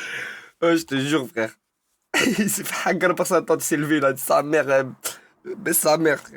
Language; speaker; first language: French; native; French